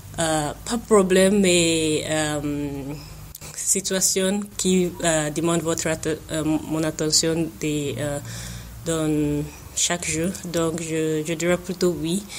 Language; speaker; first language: French; non-native, fluent; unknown